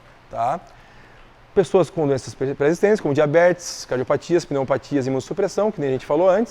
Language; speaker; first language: Portuguese; native; Portuguese